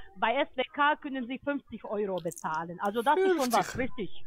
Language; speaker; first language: German; non-native, fluent; Bosnian